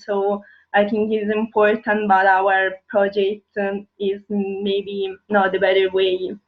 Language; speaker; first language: English; non-native, learner; Italian